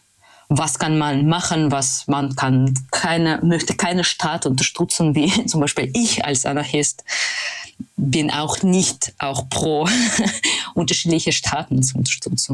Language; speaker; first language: German; non-native, fluent; Russian